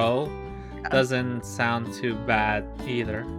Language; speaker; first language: English; native; English